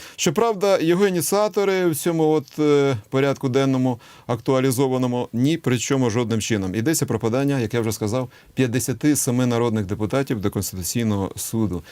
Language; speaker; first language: Ukrainian; native; Ukrainian